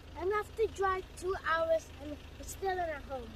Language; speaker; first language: English; non-native, fluent; Swedish